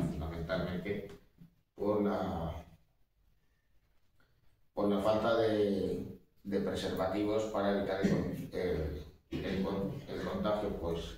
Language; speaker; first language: Spanish; native; Spanish